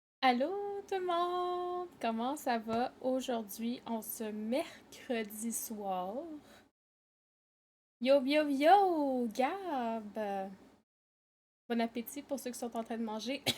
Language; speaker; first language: French; native; French